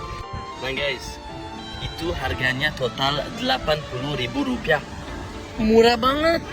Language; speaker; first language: Indonesian; non-native, fluent; French